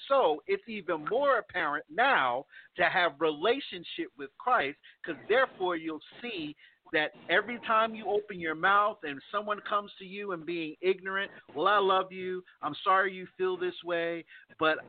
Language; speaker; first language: English; native; English